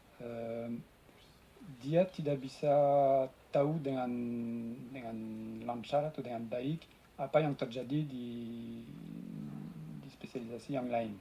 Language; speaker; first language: Indonesian; non-native, fluent; French